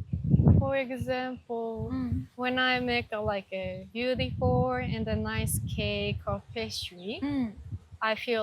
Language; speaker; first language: English; non-native, learner; Japanese